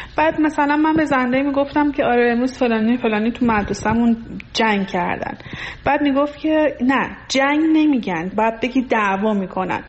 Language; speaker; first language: Persian; non-native, local second language; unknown